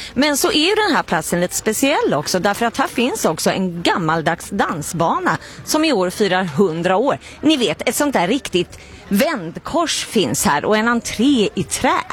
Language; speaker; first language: Swedish; native; Swedish